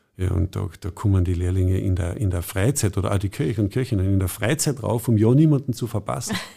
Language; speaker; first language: German; native; German